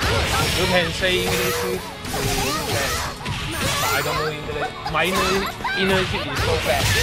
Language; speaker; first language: English; non-native, learner; Chinese